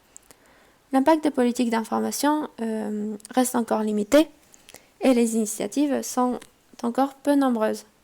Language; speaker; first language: French; non-native, fluent; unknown